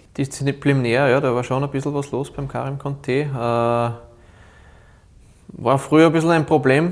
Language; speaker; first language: German; native; German